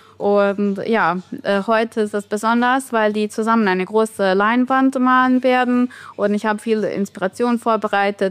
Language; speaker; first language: German; non-native, fluent; Bosnian